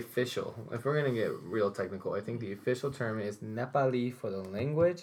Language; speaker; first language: English; native; English